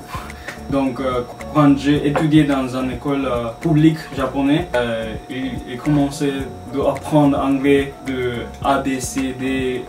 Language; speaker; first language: French; non-native, learner; Japanese